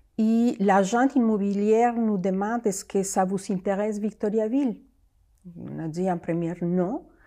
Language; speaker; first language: French; non-native, fluent; Spanish